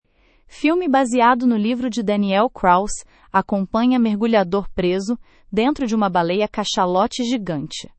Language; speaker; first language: Portuguese; native; Portuguese